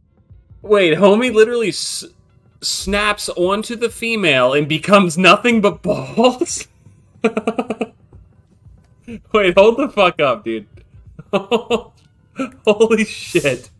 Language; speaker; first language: English; native; English